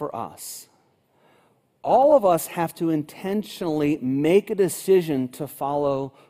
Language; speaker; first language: English; native; English